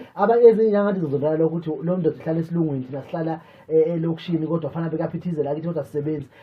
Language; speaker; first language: Zulu; native; Zulu